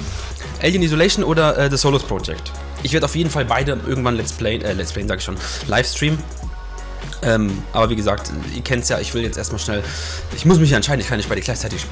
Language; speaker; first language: German; native; German